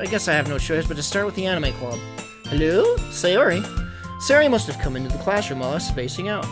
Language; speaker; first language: English; native; English